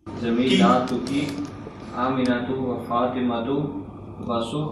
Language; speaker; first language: Arabic; non-native, learner; Urdu